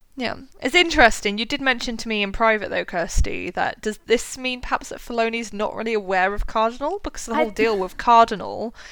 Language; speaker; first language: English; native; English